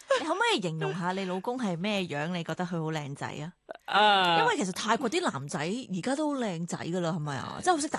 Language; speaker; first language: Cantonese; native; Cantonese